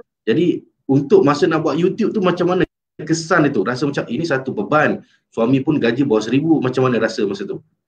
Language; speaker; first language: Malay; native; Malay